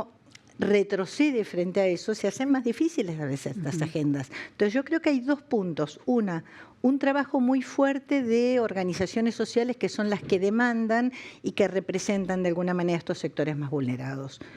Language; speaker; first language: Spanish; native; Spanish